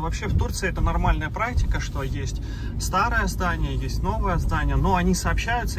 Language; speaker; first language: Russian; native; Russian